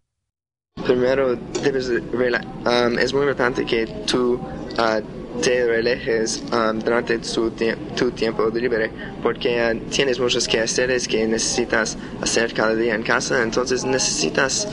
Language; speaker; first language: Spanish; non-native, learner; English